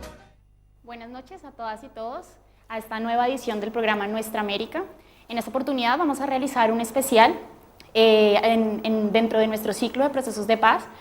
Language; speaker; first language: Spanish; native; Spanish